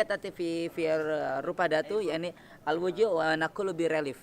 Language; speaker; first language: Arabic; non-native, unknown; Indonesian